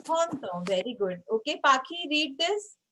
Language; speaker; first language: English; non-native, local second language; Hindi